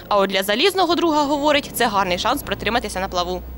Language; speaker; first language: Ukrainian; native; Ukrainian